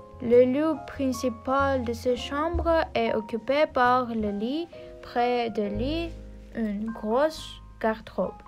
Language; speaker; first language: French; non-native, learner; Armenian